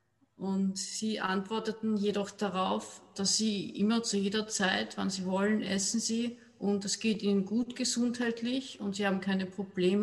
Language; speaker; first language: German; native; German